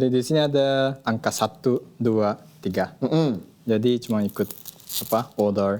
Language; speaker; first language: Indonesian; non-native, fluent; Japanese